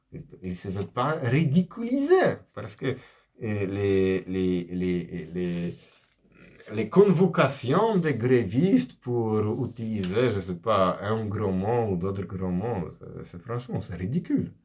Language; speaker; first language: French; non-native, fluent; Polish